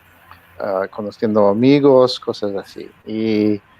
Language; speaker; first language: Spanish; early bilingual, heritage; Spanish